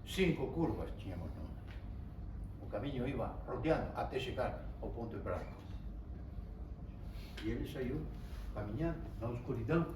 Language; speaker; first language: Portuguese; non-native, fluent; Spanish